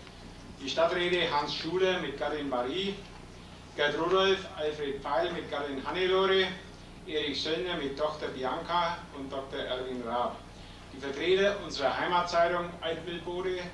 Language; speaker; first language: German; native; German